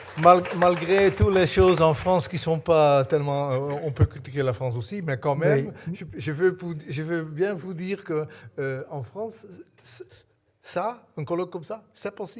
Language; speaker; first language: French; non-native, fluent; Dutch